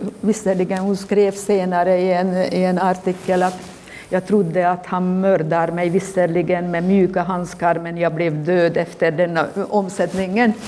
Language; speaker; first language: Swedish; non-native, fluent; Hungarian